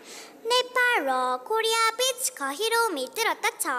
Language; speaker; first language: Nepali; non-native, learner; Korean